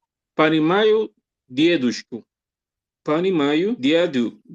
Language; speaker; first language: Russian; non-native, learner; Spanish